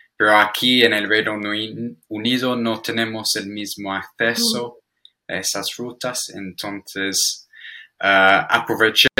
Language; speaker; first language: Spanish; non-native, learner; English